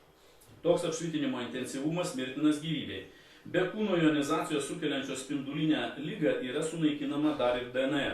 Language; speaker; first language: Lithuanian; native; Lithuanian